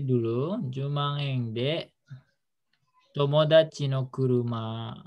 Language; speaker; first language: Japanese; non-native, learner; Indonesian